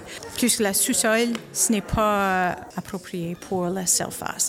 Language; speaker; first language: French; non-native, local second language; English